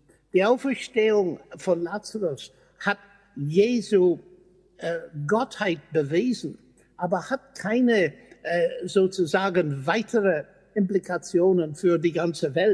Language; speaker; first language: German; non-native, fluent; English